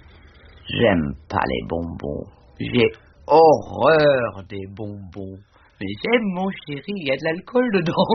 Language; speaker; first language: French; native; French